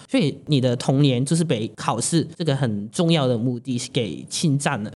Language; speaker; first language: Chinese; non-native, local second language; Cantonese